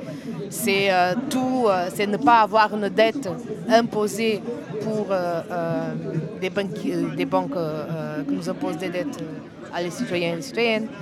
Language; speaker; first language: French; non-native, fluent; Portuguese